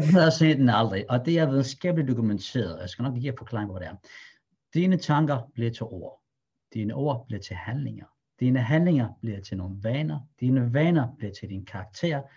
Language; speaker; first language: Danish; early bilingual, other home language; Arabic